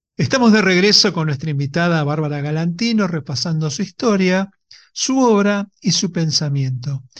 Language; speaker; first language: Spanish; native; Spanish